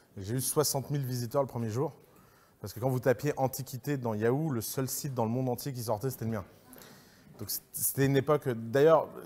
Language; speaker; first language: French; early bilingual, other home language; Arabic